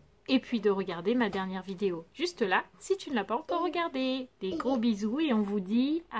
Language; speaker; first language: French; native; French